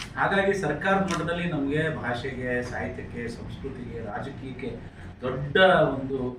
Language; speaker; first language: Kannada; non-native, local second language; Lambadi